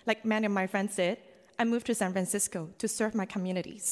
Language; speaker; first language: English; non-native, local second language; Cantonese